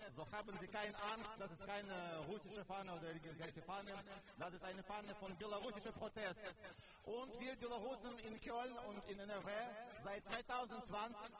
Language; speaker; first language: German; non-native, fluent; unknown